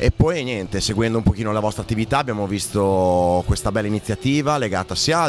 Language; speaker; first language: Italian; native; Italian